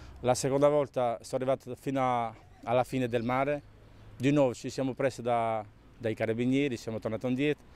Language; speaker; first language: Italian; non-native, learner; Albanian